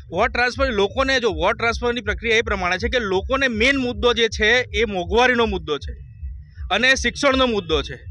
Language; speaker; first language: Gujarati; native; Gujarati